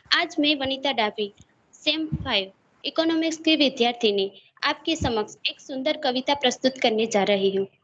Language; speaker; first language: Hindi; non-native, local second language; Gujarati